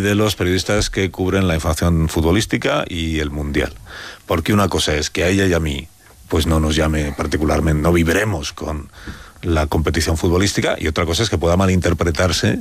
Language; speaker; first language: Spanish; native; Spanish